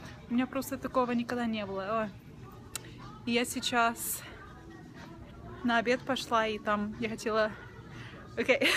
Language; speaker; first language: Russian; early bilingual, heritage; Russian